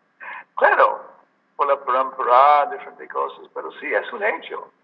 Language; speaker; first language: Spanish; non-native, learner; English